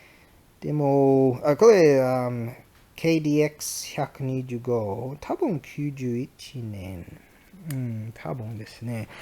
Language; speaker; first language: Japanese; non-native, learner; English